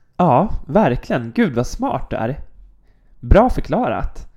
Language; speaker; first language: Swedish; native; Swedish